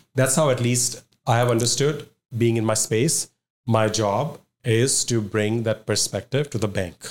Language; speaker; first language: English; non-native, local second language; Punjabi